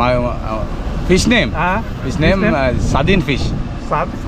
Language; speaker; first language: Hindi; non-native, learner; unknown